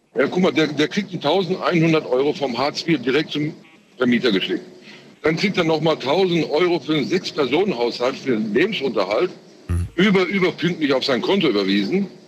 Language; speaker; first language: German; early bilingual, other home language; Turkish